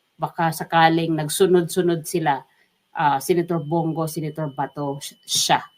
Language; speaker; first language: Filipino; non-native, local second language; Waray